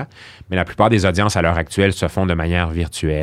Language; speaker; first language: French; early bilingual, other home language; Arabic